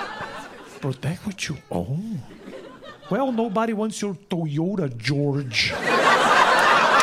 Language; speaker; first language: English; non-native, fluent; Portuguese